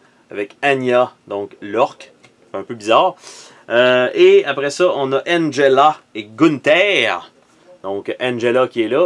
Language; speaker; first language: French; native; French